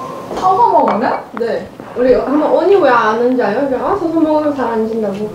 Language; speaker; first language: Korean; non-native, fluent; Portuguese